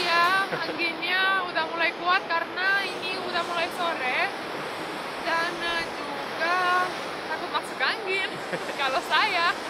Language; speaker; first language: Indonesian; non-native, fluent; Romanian